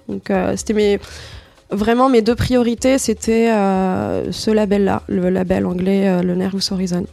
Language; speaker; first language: French; non-native, local second language; Arabic